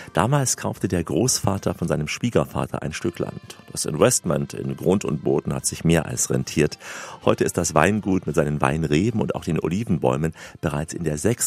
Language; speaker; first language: German; native; German